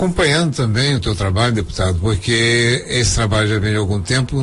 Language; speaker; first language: Portuguese; native; Portuguese